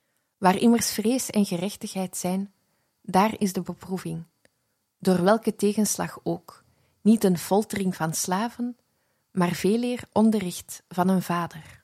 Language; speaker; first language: Dutch; native; Dutch